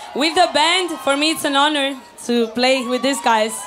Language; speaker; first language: English; early bilingual, other home language; Spanish